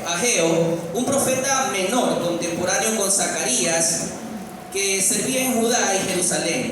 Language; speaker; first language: Spanish; native; Spanish